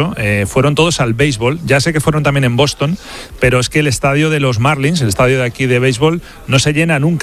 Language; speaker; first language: Spanish; native; Spanish